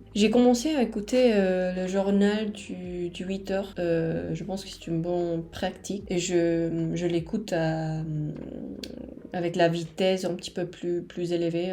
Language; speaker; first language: French; non-native, fluent; Spanish